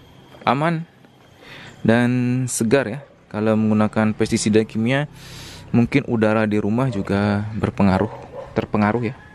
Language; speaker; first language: Indonesian; native; Indonesian